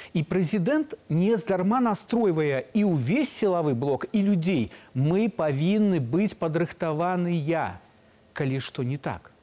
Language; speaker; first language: Belarusian; native; Belarusian